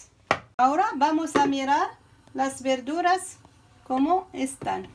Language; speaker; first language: Spanish; non-native, fluent; Arabic